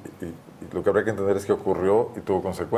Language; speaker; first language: Spanish; native; Spanish